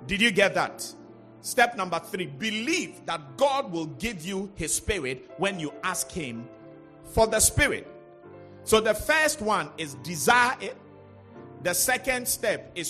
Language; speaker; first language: English; non-native, local second language; Ga